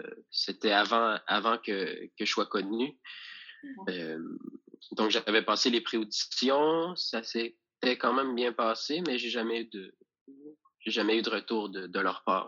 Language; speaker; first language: French; native; French